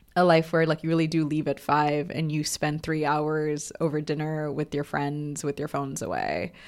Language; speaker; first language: English; non-native, local second language; Bangla